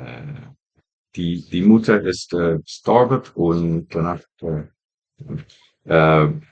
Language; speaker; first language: German; non-native, learner; English